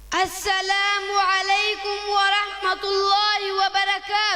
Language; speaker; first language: Arabic; non-native, learner; Urdu